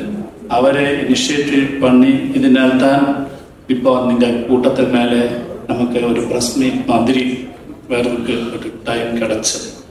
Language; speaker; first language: Tamil; non-native, learner; Malayalam